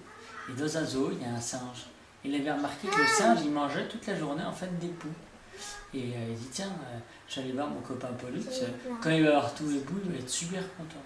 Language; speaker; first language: French; native; French